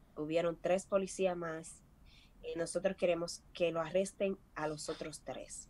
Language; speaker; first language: Spanish; native; Spanish